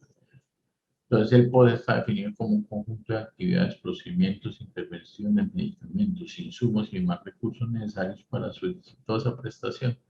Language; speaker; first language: Spanish; native; Spanish